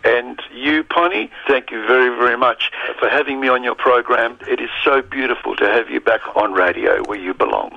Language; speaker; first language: English; early bilingual, other home language; Italian